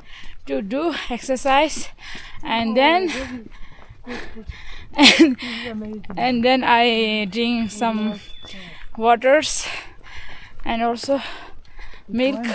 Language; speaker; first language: English; non-native, learner; Tibetan